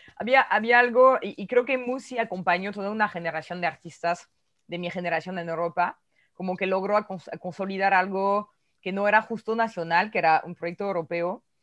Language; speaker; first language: Spanish; non-native, fluent; French